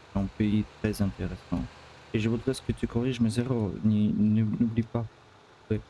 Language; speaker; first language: French; non-native, learner; Russian